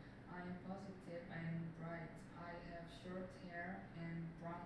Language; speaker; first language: English; non-native, learner; Korean